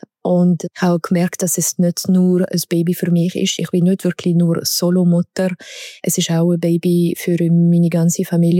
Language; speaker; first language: German; non-native, local second language; French